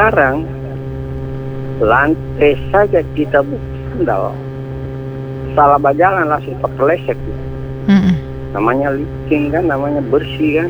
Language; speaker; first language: Indonesian; native; Indonesian